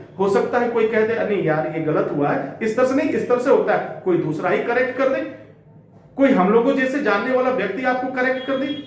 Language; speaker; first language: Hindi; native; Hindi